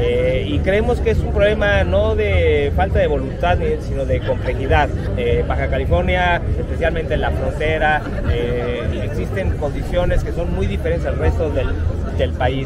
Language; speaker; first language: Spanish; native; Spanish